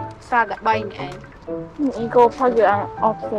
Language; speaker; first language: Korean; non-native, learner; Khmer